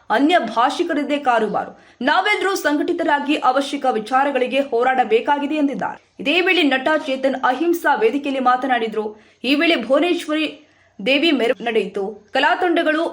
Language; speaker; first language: Kannada; native; Kannada